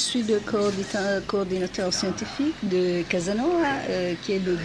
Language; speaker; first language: French; non-native, fluent; Italian